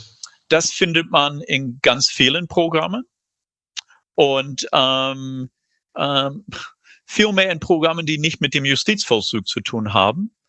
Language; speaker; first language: German; non-native, fluent; English